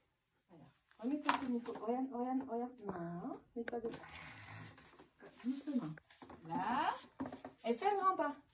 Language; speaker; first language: French; native; French